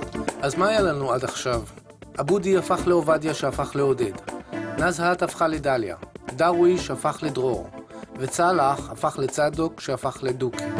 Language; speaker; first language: Hebrew; native; Hebrew